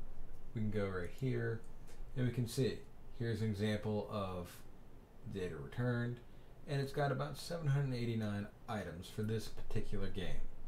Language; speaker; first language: English; native; English